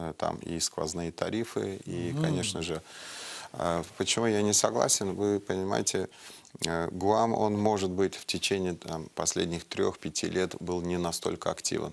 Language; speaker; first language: Russian; non-native, local second language; Azerbaijani